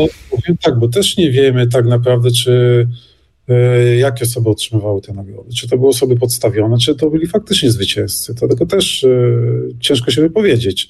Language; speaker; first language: Polish; native; Polish